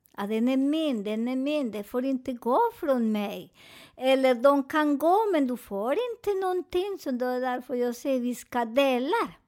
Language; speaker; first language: Swedish; non-native, learner; Spanish